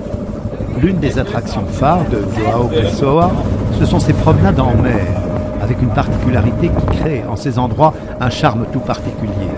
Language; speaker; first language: French; native; French